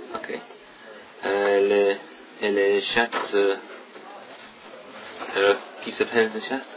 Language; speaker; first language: French; non-native, learner; English